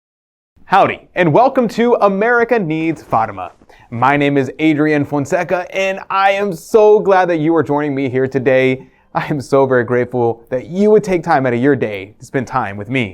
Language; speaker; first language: English; native; English